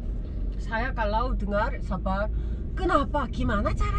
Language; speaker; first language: Indonesian; non-native, learner; Korean